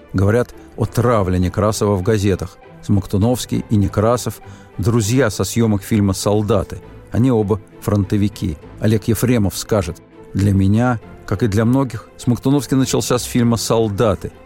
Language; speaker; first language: Russian; native; Russian